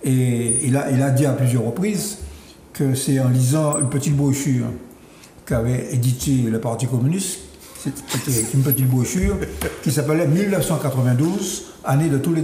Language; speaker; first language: French; native; French